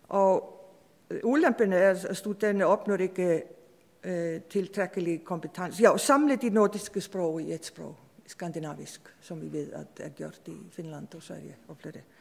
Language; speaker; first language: Danish; non-native, fluent; Icelandic